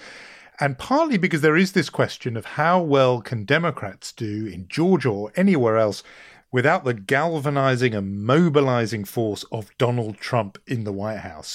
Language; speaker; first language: English; native; English